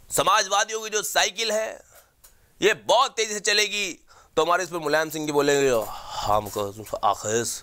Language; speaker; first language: Hindi; native; Hindi